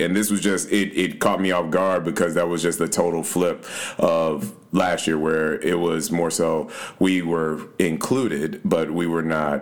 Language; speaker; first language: English; native; English